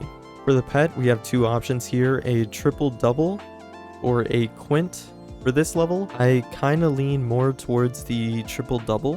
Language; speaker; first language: English; native; English